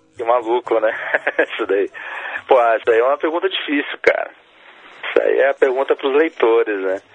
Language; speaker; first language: Portuguese; native; Portuguese